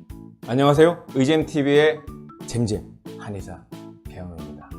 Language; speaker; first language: Korean; native; Korean